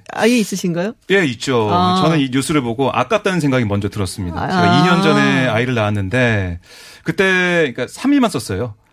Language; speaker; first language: Korean; non-native, fluent; Turkish